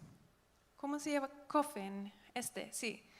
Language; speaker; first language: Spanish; non-native, learner; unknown